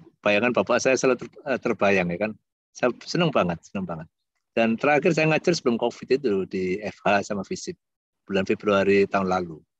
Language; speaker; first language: Indonesian; native; Indonesian